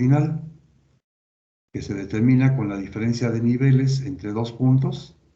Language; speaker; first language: Spanish; native; Spanish